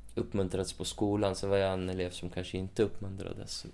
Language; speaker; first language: Swedish; native; Swedish